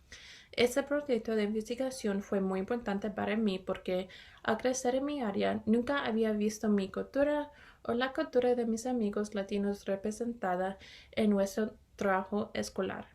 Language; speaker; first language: Spanish; early bilingual, heritage; Spanish